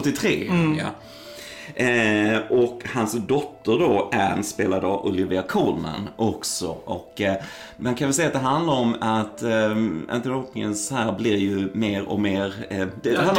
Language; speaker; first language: Swedish; native; Swedish